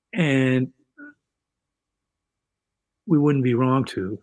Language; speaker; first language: English; native; English